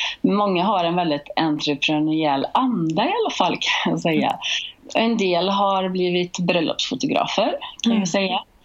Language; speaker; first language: Swedish; native; Swedish